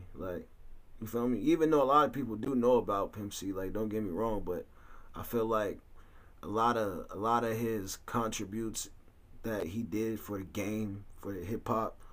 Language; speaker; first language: English; native; English